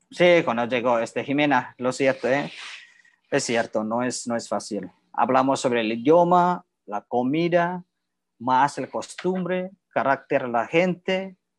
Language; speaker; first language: Spanish; non-native, learner; Indonesian